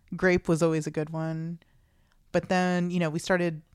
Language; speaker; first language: English; early bilingual, other home language; Filipino